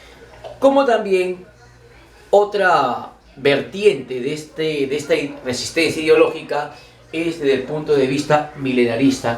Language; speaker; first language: Spanish; native; Spanish